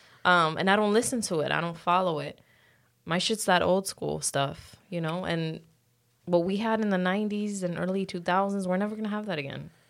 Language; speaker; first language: English; early bilingual, other home language; Spanish